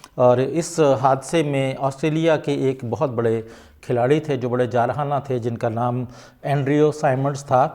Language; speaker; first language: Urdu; native; Urdu